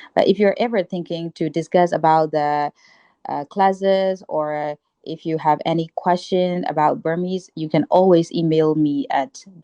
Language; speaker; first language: English; non-native, fluent; Burmese